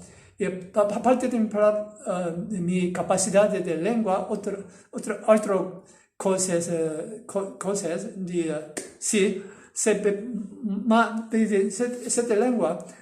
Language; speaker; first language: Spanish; non-native, learner; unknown